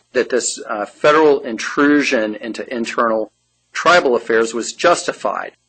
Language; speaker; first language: English; native; English